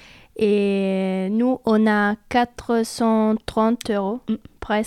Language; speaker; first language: French; non-native, fluent; Italian